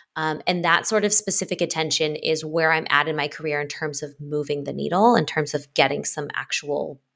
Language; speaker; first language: English; native; English